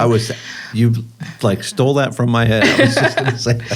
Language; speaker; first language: English; native; English